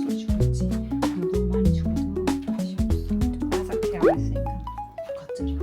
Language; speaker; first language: Korean; native; Korean